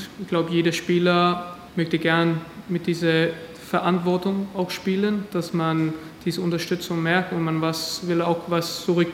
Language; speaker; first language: German; non-native, fluent; Danish